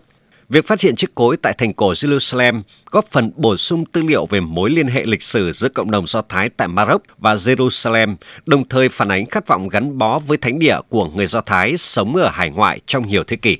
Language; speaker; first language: Vietnamese; native; Vietnamese